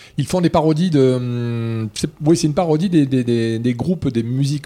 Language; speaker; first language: French; native; French